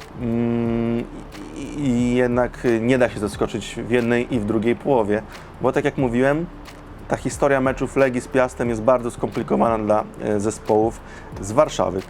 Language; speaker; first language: Polish; native; Polish